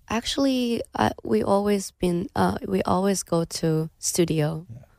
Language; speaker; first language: English; non-native, fluent; Thai